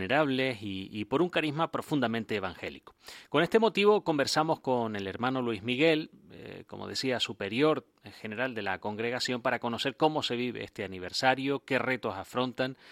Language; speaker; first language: Spanish; native; Spanish